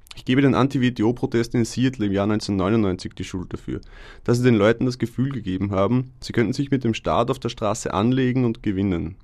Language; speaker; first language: German; native; German